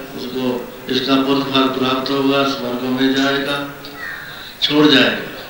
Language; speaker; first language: Hindi; non-native, local second language; Punjabi